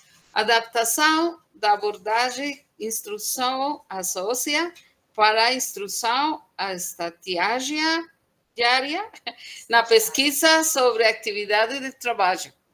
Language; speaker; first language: Portuguese; non-native, learner; Spanish